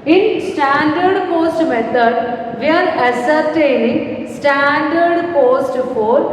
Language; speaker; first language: English; non-native, local second language; Malayalam